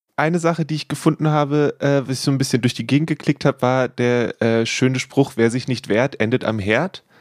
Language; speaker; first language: German; native; German